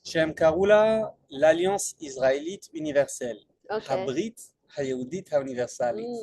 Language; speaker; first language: Hebrew; non-native, fluent; French